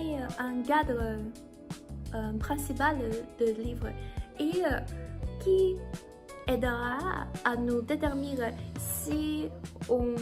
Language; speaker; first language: French; non-native, learner; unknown